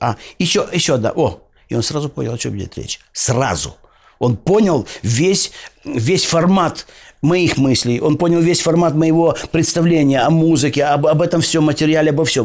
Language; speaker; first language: Russian; native; Russian